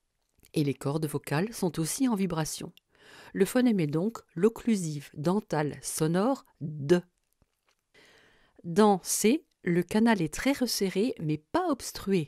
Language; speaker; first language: French; native; French